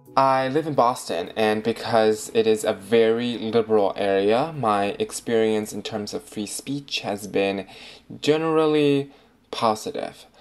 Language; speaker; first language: English; non-native, fluent; Chinese